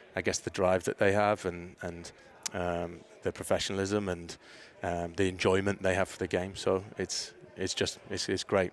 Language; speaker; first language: English; native; English